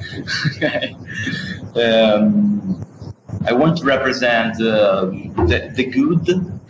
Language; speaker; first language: English; non-native, learner; Italian